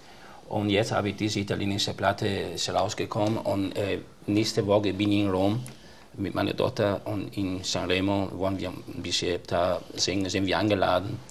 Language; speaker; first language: German; non-native, fluent; Italian